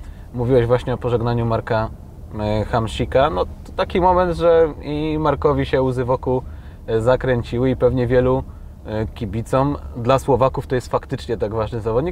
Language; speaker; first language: Polish; native; Polish